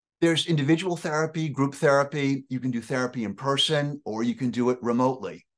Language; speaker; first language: English; native; English